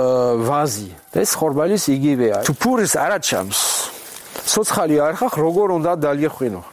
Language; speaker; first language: Georgian; non-native, learner; French